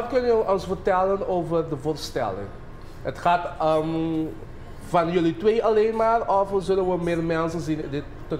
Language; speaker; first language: Dutch; non-native, local second language; Papiamento